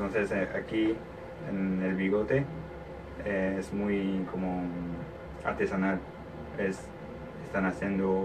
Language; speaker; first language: Spanish; non-native, learner; French